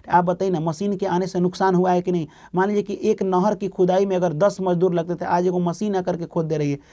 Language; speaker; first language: Hindi; native; Hindi